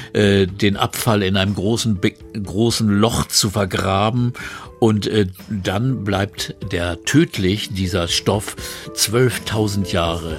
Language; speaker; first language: German; native; German